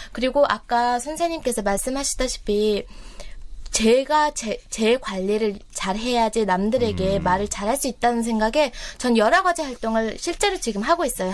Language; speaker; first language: Korean; non-native, fluent; Mongolian